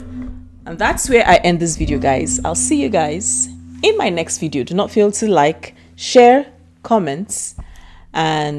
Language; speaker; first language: English; non-native, local second language; Igbo